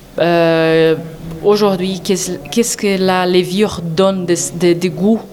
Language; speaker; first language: French; non-native, learner; Portuguese